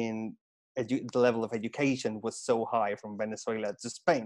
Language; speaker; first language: English; non-native, fluent; Spanish